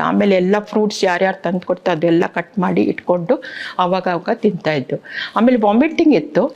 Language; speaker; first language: Kannada; non-native, local second language; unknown